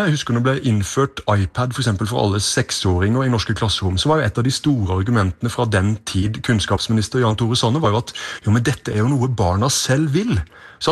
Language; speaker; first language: Norwegian; native; Norwegian